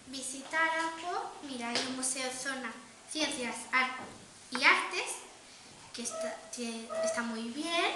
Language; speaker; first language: Spanish; non-native, learner; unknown